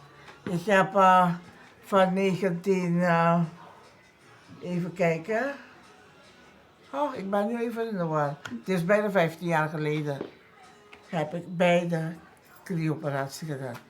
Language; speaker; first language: Dutch; non-native, local second language; Papiamento